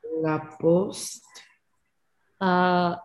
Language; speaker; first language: French; non-native, learner; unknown